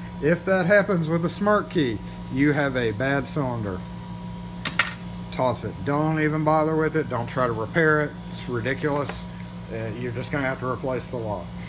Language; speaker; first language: English; native; English